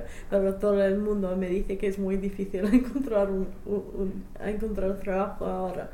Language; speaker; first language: Spanish; non-native, fluent; English